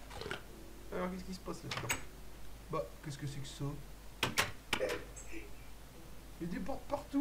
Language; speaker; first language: French; native; French